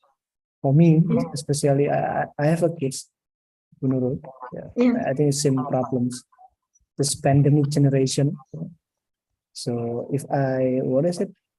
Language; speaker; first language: English; non-native, learner; Indonesian